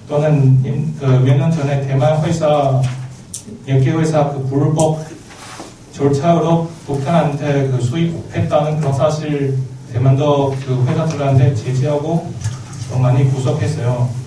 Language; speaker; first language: Korean; non-native, learner; Chinese